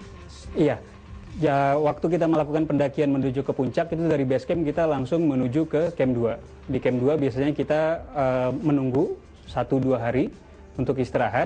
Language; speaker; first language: Indonesian; native; Indonesian